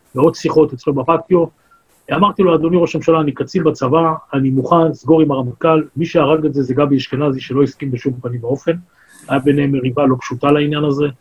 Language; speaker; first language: Hebrew; native; Hebrew